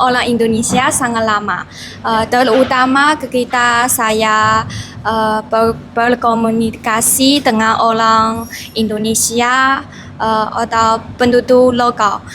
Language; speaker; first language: Indonesian; non-native, learner; Chinese